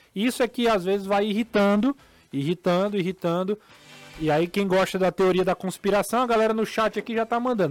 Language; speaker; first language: Portuguese; native; Portuguese